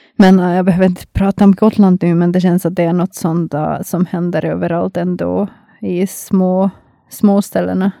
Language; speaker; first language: Swedish; non-native, local second language; Finnish